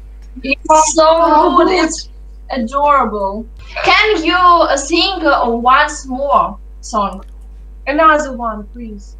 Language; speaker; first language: English; non-native, learner; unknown